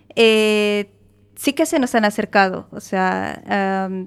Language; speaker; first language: Spanish; native; Spanish